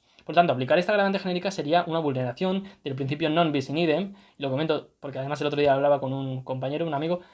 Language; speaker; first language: Spanish; native; Spanish